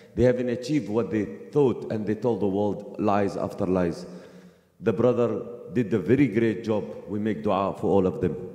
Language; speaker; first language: English; non-native, fluent; Arabic